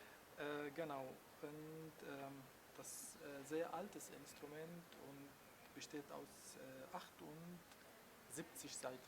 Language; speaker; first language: German; non-native, learner; Arabic